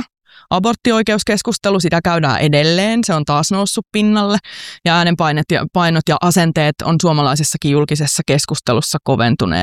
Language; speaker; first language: Finnish; native; Finnish